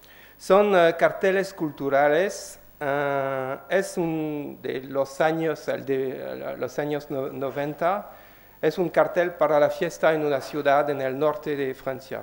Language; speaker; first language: Spanish; non-native, learner; French